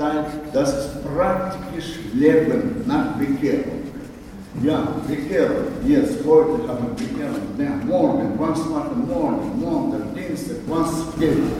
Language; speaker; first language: German; non-native, learner; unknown